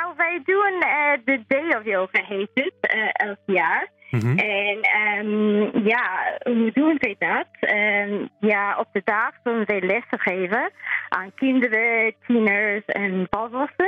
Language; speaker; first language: Dutch; non-native, learner; English